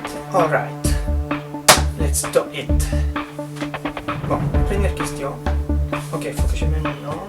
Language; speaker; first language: French; native; French